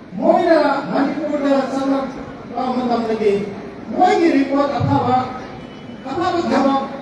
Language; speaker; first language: Manipuri; non-native, local second language; Rongmei Naga